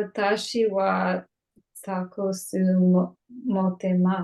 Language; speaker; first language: Japanese; non-native, learner; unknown